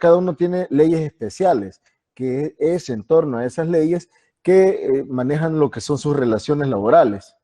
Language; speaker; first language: Spanish; native; Spanish